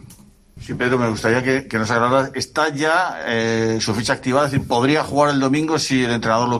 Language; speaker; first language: Spanish; native; Spanish